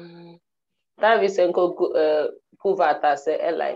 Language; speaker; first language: Finnish; non-native, learner; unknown